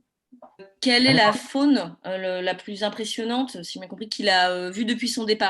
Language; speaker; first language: French; native; French